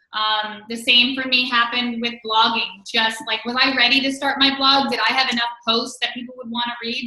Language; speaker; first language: English; native; English